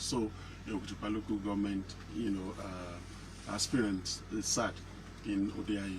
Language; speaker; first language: English; non-native, local second language; Yoruba